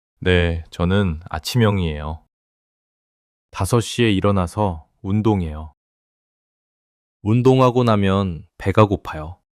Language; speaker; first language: Korean; early bilingual, heritage; English